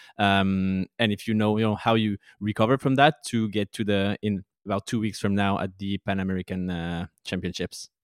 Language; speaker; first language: English; non-native, fluent; French